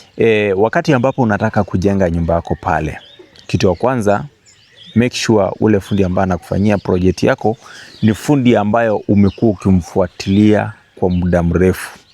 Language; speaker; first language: Swahili; native; Swahili